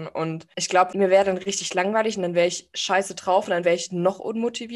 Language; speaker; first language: German; native; German